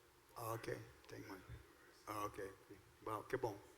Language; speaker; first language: Portuguese; non-native, fluent; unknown